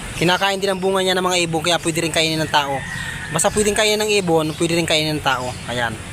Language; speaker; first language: Filipino; non-native, local second language; Bikol